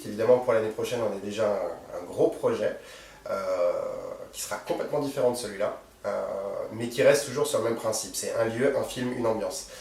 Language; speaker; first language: French; native; French